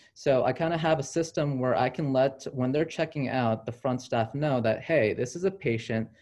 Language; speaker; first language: English; native; English